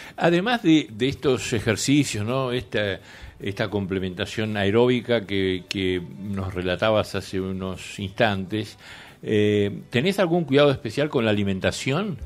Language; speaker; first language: Spanish; native; Spanish